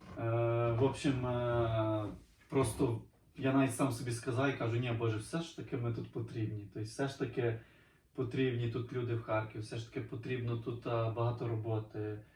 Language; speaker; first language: Ukrainian; native; Ukrainian